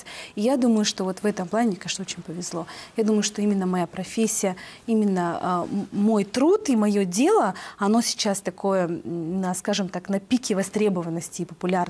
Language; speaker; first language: Russian; native; Russian